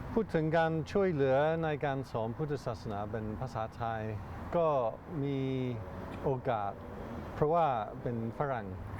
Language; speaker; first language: Thai; non-native, fluent; English